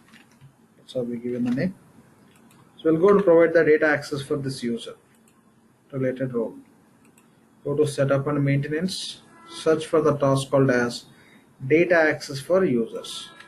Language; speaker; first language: English; non-native, local second language; Telugu